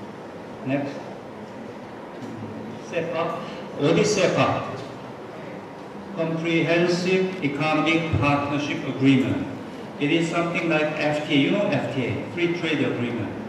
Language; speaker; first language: English; non-native, fluent; Korean